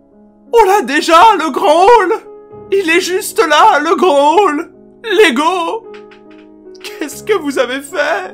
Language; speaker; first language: French; native; French